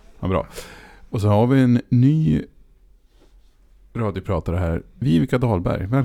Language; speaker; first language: Swedish; native; Swedish